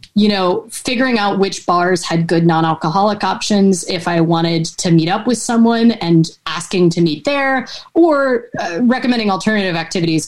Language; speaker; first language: English; native; English